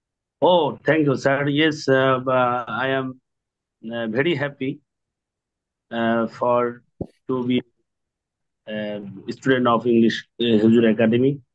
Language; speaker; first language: English; non-native, learner; Bangla